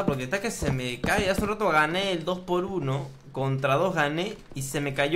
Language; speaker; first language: Spanish; native; Spanish